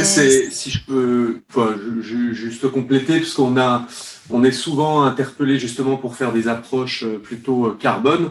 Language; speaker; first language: French; native; French